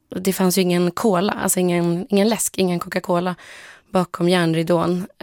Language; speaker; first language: Swedish; early bilingual, other home language; Polish